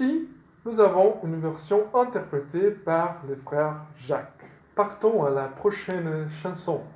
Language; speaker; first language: French; non-native, fluent; Portuguese